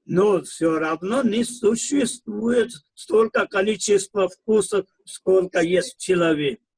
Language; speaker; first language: Russian; non-native, fluent; Hindi